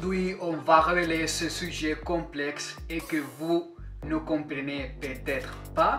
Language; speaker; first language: French; non-native, fluent; Spanish